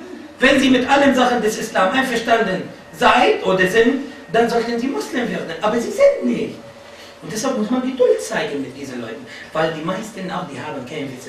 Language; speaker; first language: German; non-native, fluent; Arabic